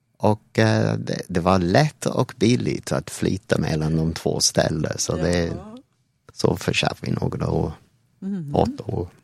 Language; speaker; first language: Swedish; non-native, fluent; English